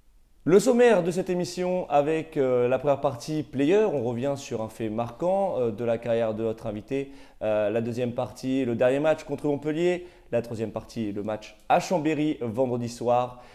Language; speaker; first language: French; native; French